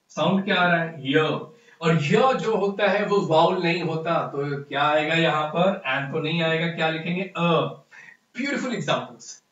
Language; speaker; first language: Hindi; non-native, local second language; Punjabi